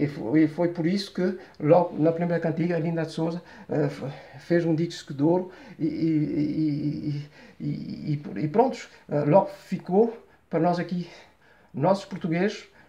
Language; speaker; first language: Portuguese; early bilingual, heritage; Portuguese